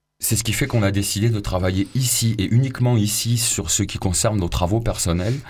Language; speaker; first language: French; native; French